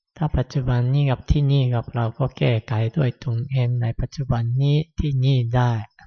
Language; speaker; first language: Thai; non-native, fluent; Japanese